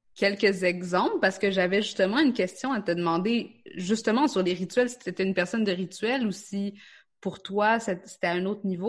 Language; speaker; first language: French; native; French